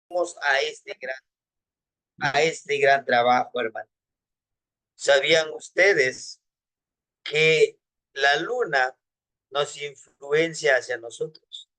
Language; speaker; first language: Spanish; native; Spanish